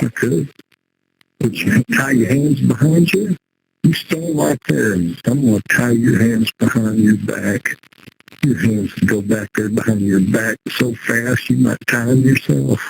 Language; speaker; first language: English; native; English